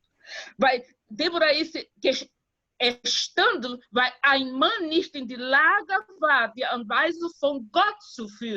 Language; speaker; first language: German; non-native, fluent; Portuguese